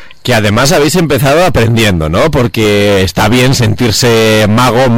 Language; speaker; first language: Spanish; native; Spanish